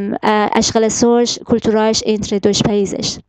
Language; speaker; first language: Portuguese; non-native, fluent; Persian